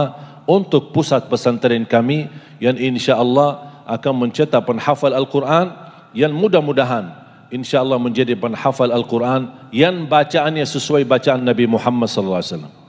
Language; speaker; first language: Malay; non-native, fluent; Arabic